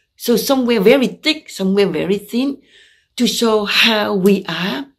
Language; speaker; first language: English; non-native, fluent; Vietnamese